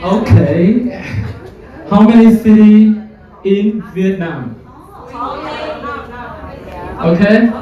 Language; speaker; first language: English; non-native, fluent; Vietnamese